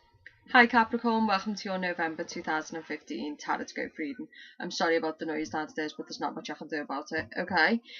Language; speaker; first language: English; native; English